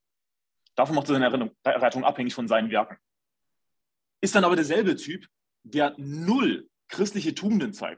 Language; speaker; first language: German; native; German